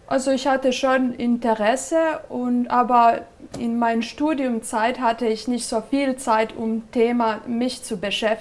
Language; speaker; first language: German; non-native, fluent; Serbian